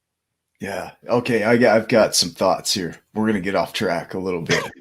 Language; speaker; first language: English; native; English